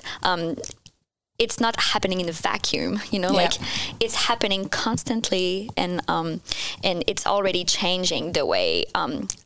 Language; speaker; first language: English; non-native, fluent; French